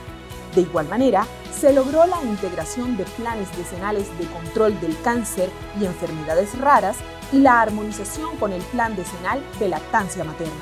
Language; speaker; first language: Spanish; native; Spanish